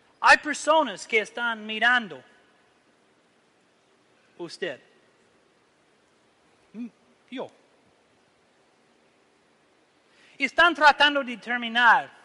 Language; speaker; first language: Spanish; non-native, learner; English